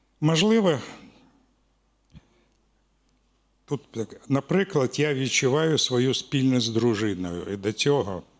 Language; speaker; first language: Ukrainian; non-native, local second language; Russian